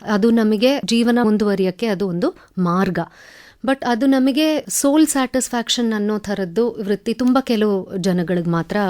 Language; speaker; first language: Kannada; non-native, local second language; Tamil